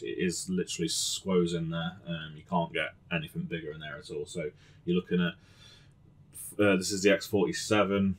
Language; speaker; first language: English; native; English